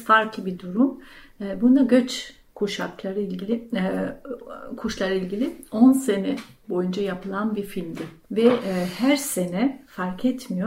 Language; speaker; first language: Turkish; non-native, fluent; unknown